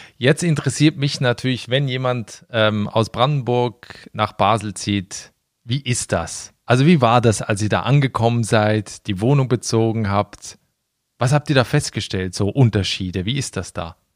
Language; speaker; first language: German; native; German